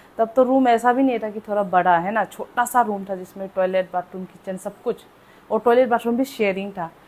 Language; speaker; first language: Hindi; non-native, local second language; Adi